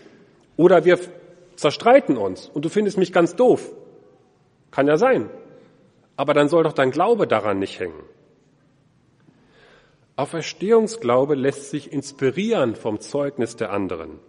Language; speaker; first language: German; native; German